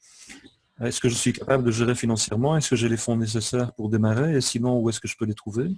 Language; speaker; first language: French; native; French